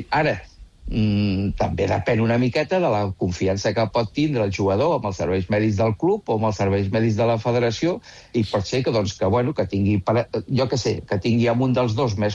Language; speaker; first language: Catalan; native; Catalan